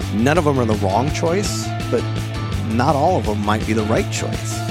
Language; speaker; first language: English; native; English